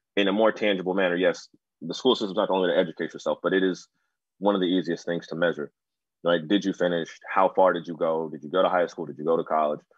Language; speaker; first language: English; native; English